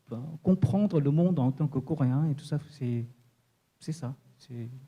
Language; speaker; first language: French; non-native, fluent; Korean